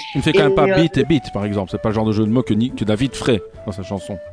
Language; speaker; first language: French; native; French